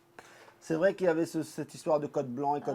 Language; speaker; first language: French; native; French